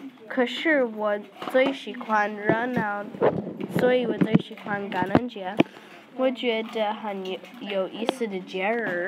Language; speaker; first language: Chinese; non-native, learner; English